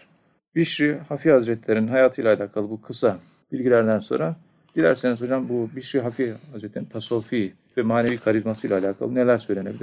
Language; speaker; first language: Turkish; native; Turkish